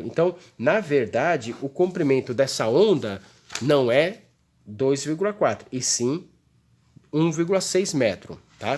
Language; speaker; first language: Portuguese; native; Portuguese